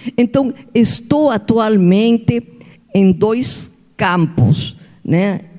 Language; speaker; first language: Portuguese; non-native, fluent; Spanish